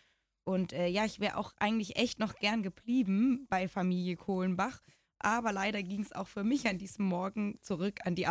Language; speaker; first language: German; native; German